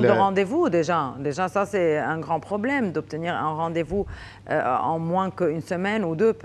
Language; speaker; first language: French; non-native, local second language; Arabic